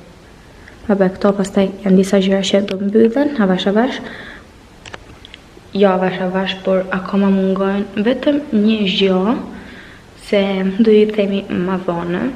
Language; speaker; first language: Albanian; early bilingual, heritage; Albanian